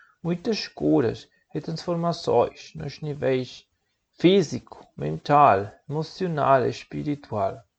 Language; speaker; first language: Portuguese; non-native, learner; Spanish